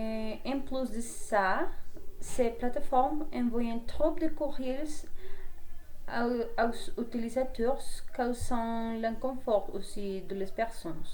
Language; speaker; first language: French; non-native, learner; Spanish